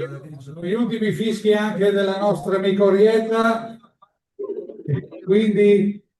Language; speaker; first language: Italian; native; Italian